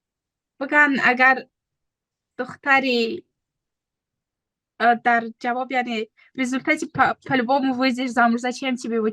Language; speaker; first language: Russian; non-native, local second language; Tajik